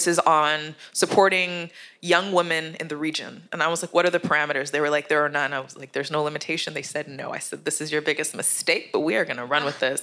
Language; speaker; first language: English; native; English